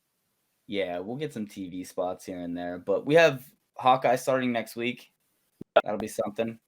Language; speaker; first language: English; native; English